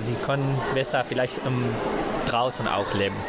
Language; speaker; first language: German; non-native, fluent; Arabic